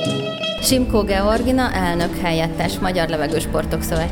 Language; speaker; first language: Hungarian; native; Hungarian